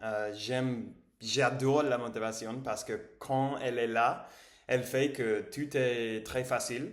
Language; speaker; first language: French; non-native, learner; English